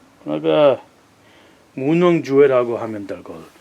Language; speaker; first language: Korean; non-native, fluent; English